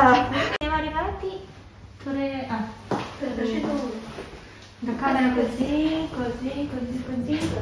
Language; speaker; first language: Italian; non-native, learner; Japanese